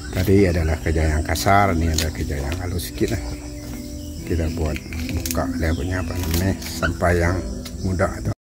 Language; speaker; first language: Malay; non-native, local second language; Iban